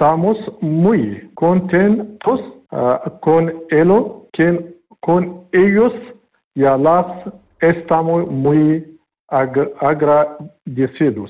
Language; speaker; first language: Spanish; non-native, learner; Pashto